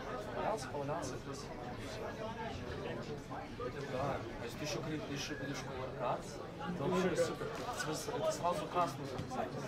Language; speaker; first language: Russian; native; Russian